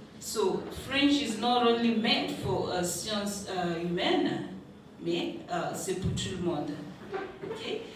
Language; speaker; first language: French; non-native, fluent; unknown